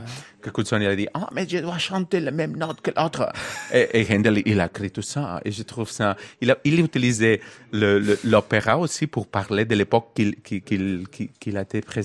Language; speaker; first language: French; non-native, learner; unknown